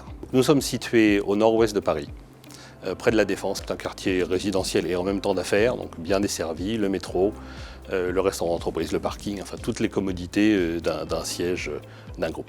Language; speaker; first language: French; native; French